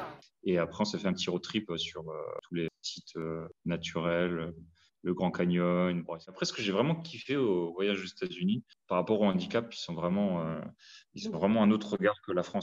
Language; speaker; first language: French; native; French